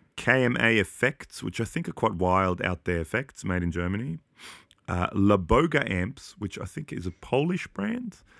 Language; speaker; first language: English; non-native, fluent; German